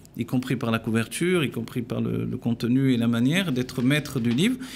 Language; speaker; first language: French; native; French